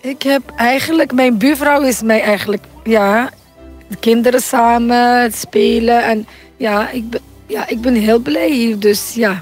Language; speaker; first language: Dutch; non-native, learner; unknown